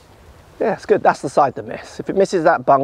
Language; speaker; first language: English; native; English